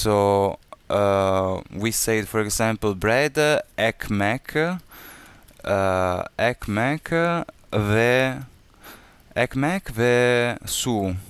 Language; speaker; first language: Turkish; non-native, learner; Italian